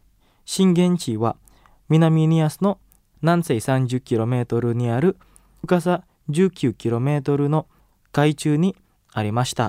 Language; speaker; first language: Japanese; non-native, fluent; Indonesian